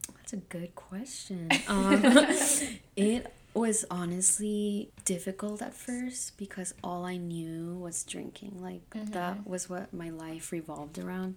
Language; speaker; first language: English; early bilingual, other home language; Spanish